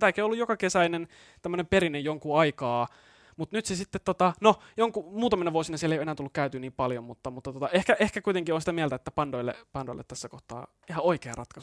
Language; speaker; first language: Finnish; native; Finnish